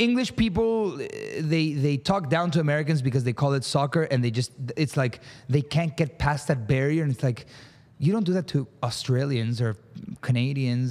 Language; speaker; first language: English; early bilingual, other home language; Spanish